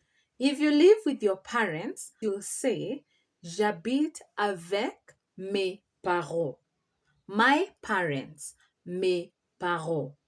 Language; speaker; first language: French; non-native, fluent; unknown